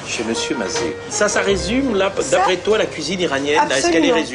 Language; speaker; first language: French; native; French